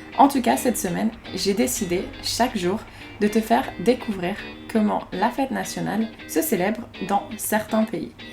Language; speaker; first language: French; native; French